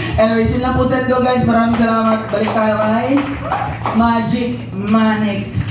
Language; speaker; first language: Filipino; non-native, local second language; Cebuano